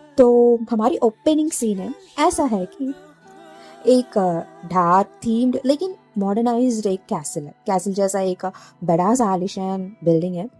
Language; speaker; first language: Hindi; non-native, local second language; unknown